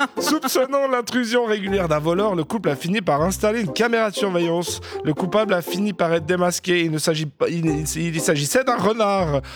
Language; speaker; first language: French; native; French